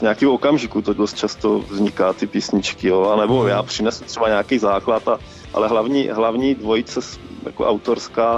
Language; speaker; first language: Czech; native; Czech